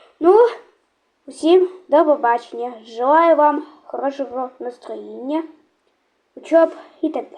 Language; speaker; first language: Ukrainian; non-native, local second language; Russian